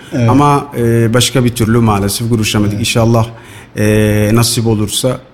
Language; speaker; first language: Turkish; non-native, fluent; Somali